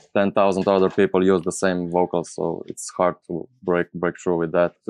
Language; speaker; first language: English; non-native, fluent; Slovenian